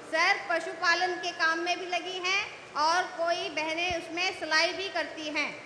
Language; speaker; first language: Hindi; native; Hindi